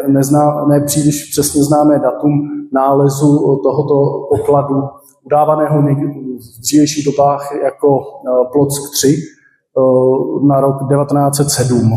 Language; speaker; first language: Czech; native; Czech